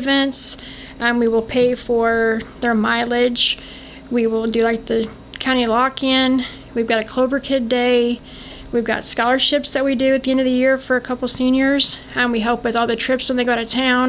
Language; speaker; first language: English; native; English